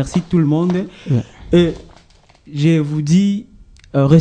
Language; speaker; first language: French; native; French